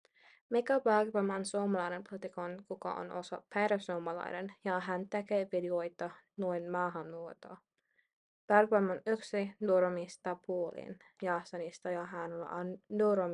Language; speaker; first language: Finnish; non-native, learner; English